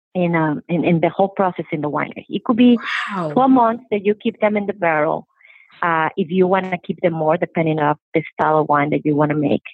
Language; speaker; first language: English; non-native, fluent; Spanish